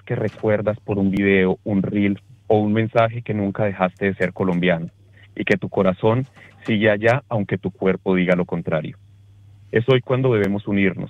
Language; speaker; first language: Spanish; native; Spanish